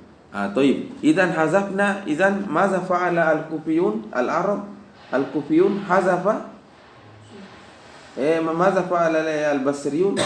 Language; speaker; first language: Arabic; non-native, fluent; Indonesian